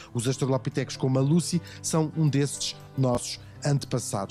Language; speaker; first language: Portuguese; native; Portuguese